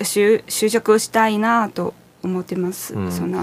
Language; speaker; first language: Japanese; non-native, fluent; Chinese